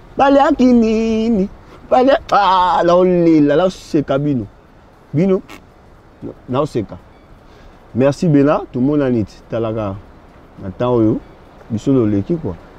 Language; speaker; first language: Lingala; native; Lingala